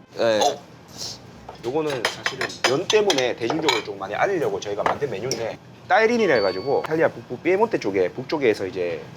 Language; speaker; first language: Korean; native; Korean